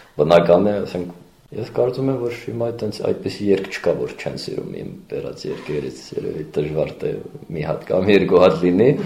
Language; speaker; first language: Armenian; early bilingual, heritage; Armenian